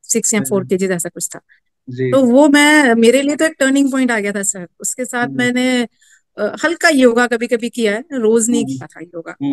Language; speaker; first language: Hindi; native; Hindi